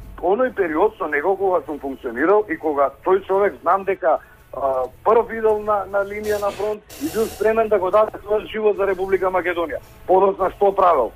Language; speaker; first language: Macedonian; native; Macedonian